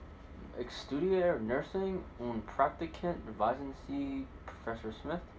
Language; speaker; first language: German; non-native, learner; English